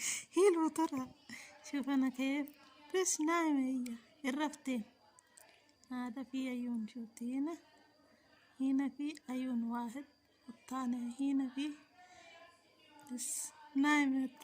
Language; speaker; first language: Arabic; non-native, learner; Oromo